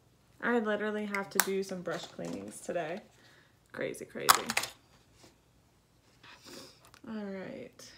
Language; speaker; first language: English; native; English